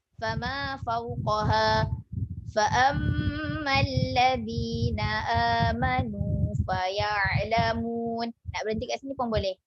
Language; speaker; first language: Malay; native; Malay